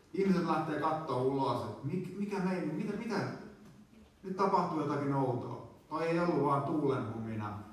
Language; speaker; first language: Finnish; native; Finnish